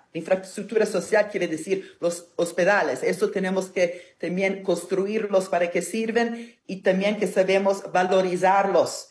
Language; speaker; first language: Spanish; non-native, fluent; Italian